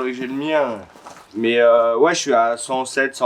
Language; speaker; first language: French; native; French